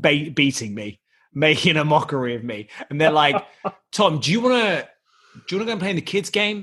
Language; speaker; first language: English; native; English